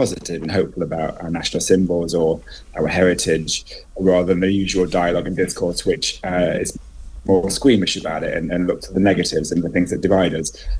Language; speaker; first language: English; native; English